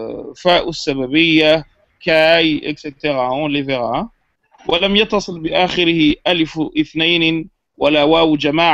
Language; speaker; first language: Arabic; non-native, fluent; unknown